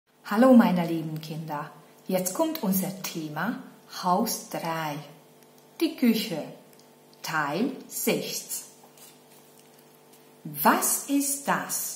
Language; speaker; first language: German; non-native, fluent; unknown